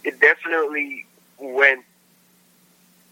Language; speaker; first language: English; non-native, local second language; Filipino